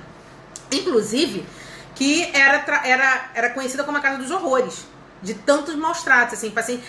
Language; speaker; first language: Portuguese; native; Portuguese